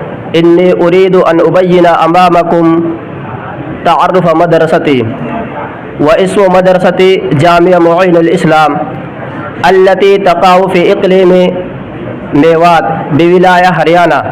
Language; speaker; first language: Arabic; non-native, learner; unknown